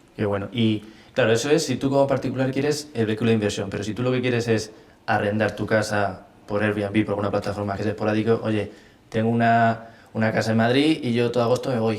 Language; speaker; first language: Spanish; native; Spanish